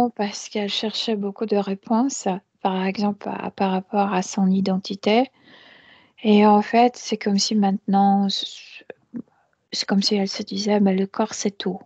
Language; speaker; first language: French; non-native, fluent; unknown